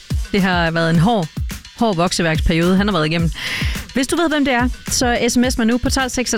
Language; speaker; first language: Danish; native; Danish